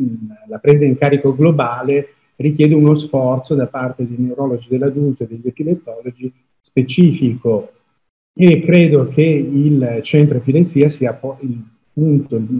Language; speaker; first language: Italian; native; Italian